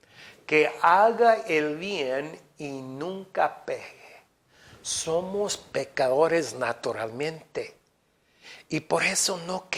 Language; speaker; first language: Spanish; non-native, fluent; English